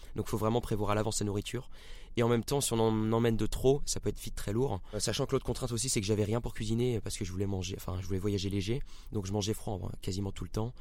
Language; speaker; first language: French; native; French